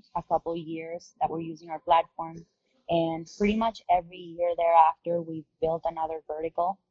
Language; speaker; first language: English; non-native, fluent; Spanish